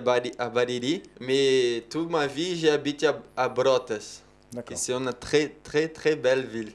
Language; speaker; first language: French; non-native, learner; Portuguese